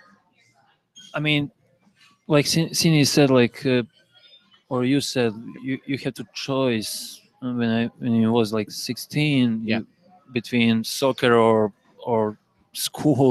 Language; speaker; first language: English; non-native, learner; Serbian